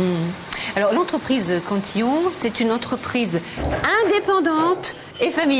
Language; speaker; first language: French; native; French